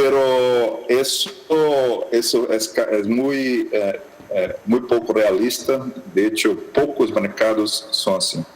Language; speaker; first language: Spanish; non-native, fluent; Portuguese